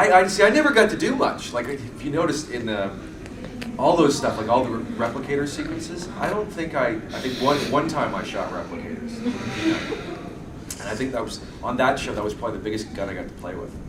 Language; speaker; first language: English; native; English